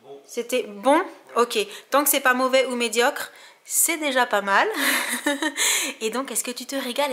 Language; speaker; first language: French; native; French